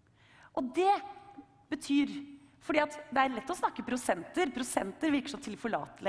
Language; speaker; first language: Norwegian; native; Norwegian